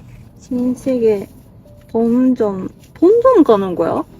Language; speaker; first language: Korean; non-native, fluent; Japanese